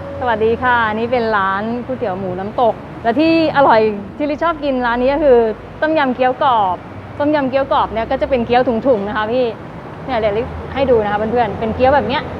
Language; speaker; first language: Thai; native; Thai